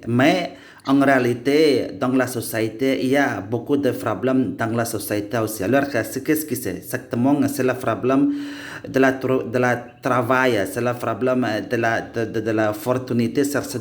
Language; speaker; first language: French; non-native, learner; Indonesian